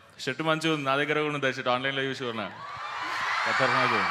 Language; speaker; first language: Telugu; native; Telugu